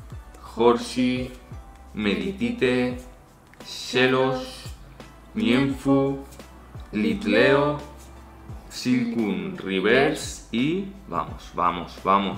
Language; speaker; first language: Spanish; native; Spanish